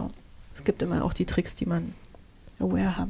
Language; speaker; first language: German; native; German